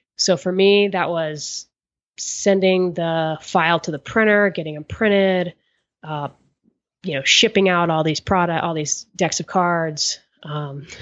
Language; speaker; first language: English; native; English